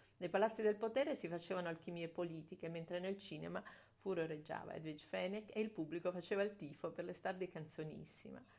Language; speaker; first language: Italian; native; Italian